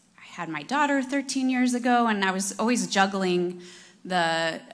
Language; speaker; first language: English; native; English